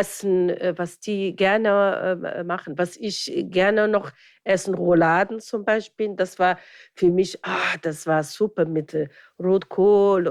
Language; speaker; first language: German; non-native, fluent; Arabic